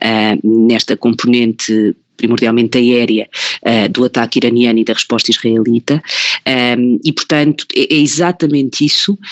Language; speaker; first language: Portuguese; native; Portuguese